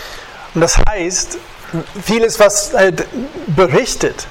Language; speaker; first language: German; non-native, fluent; English